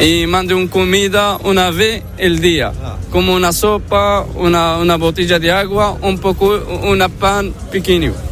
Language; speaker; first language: Spanish; non-native, learner; Arabic